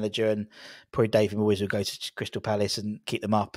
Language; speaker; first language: English; native; English